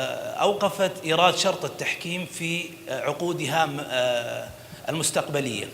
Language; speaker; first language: Arabic; native; Arabic